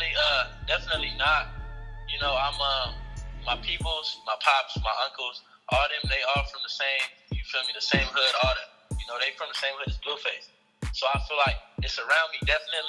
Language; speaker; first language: English; native; English